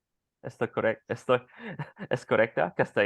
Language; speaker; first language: Spanish; non-native, learner; Cantonese